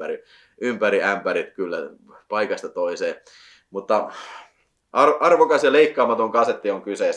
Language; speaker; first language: Finnish; native; Finnish